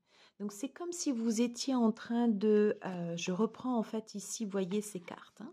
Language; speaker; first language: French; native; French